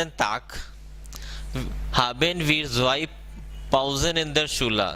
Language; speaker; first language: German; non-native, learner; Hindi